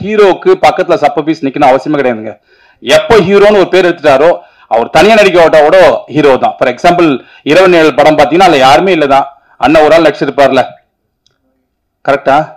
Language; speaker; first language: Tamil; native; Tamil